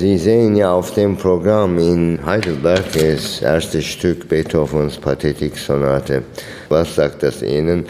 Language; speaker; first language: German; non-native, fluent; Turkish